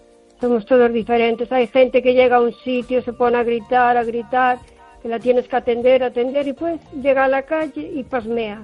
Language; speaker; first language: Spanish; native; Spanish